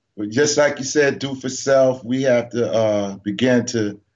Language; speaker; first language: English; native; English